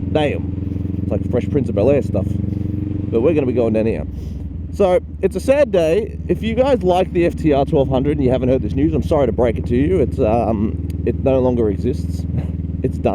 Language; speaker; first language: English; native; English